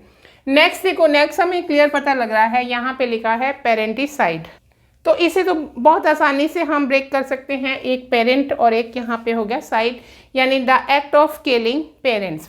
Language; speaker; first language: Hindi; native; Hindi